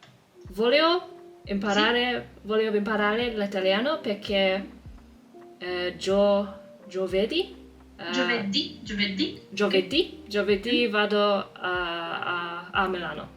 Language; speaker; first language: Italian; non-native, learner; English